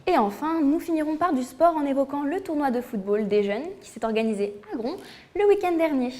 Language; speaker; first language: French; native; French